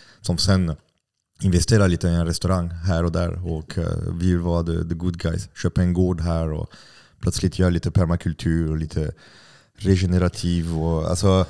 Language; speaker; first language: Swedish; non-native, fluent; French